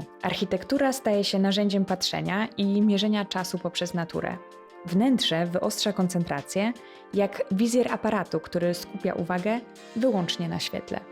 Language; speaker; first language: Polish; native; Polish